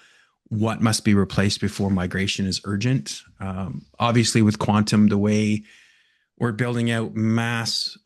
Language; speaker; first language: English; native; English